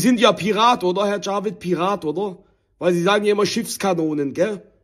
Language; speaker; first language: German; native; German